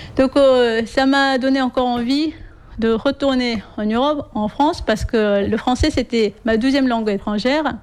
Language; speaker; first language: French; non-native, fluent; Korean